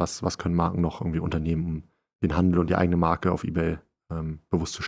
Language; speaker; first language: German; native; German